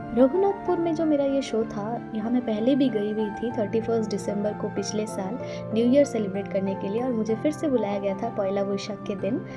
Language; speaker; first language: Hindi; non-native, local second language; Bangla